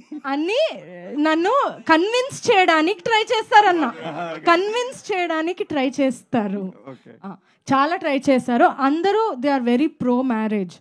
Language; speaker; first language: Telugu; non-native, fluent; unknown